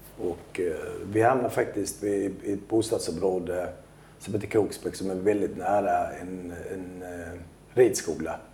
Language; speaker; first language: Swedish; early bilingual, other home language; Albanian